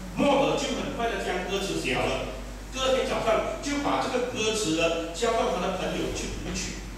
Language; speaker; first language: Chinese; native; Chinese